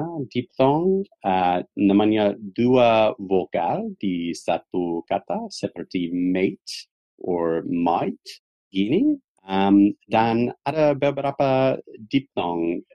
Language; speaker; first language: Indonesian; non-native, fluent; English